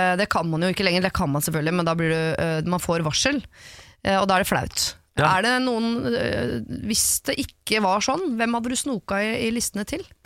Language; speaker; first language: Norwegian; native; Norwegian